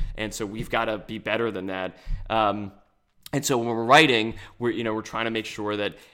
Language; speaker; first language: English; native; English